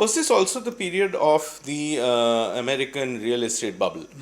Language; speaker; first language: English; non-native, local second language; Bangla